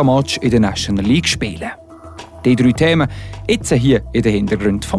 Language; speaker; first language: German; native; German